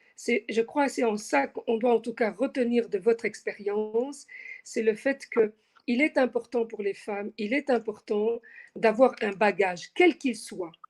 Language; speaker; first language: French; native; French